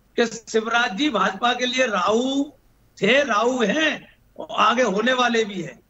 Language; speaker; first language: Hindi; native; Hindi